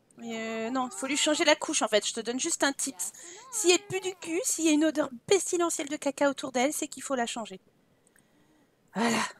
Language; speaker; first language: French; native; French